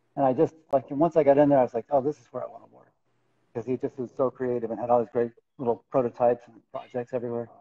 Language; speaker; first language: English; native; English